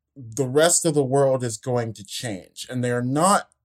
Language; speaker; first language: English; native; English